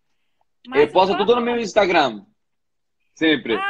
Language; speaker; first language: Portuguese; native; Portuguese